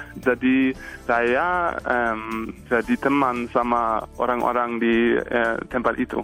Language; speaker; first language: Indonesian; non-native, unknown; English